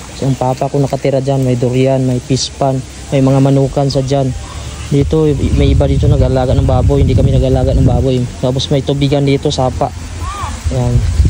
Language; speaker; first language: Filipino; non-native, local second language; Cebuano